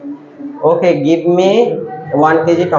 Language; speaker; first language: English; non-native, learner; Bangla